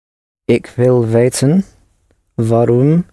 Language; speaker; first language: Dutch; non-native, learner; English